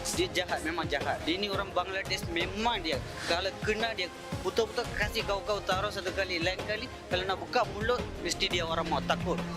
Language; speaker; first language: Malay; non-native, learner; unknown